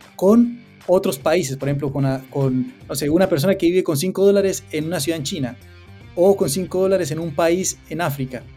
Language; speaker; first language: Spanish; native; Spanish